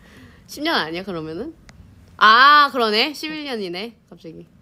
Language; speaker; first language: Korean; non-native, fluent; Thai